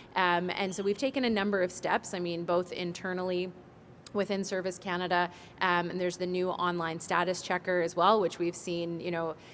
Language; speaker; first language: English; native; English